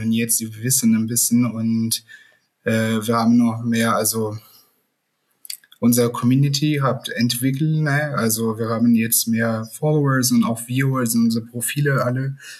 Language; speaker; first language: German; non-native, learner; Portuguese